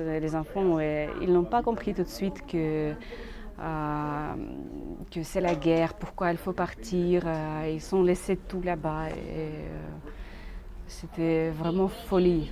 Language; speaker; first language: French; non-native, learner; Russian